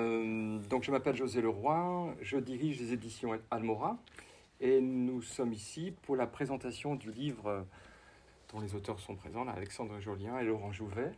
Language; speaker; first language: French; native; French